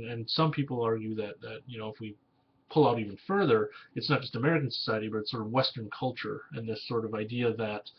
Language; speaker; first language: English; native; English